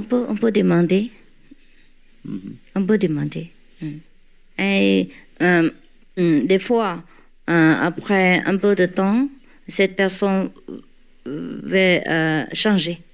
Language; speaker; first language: French; non-native, learner; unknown